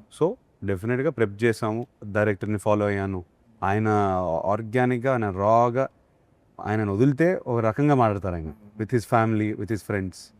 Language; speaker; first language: Telugu; native; Telugu